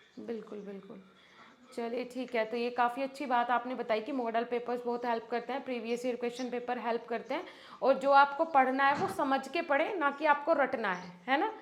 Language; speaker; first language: Hindi; native; Hindi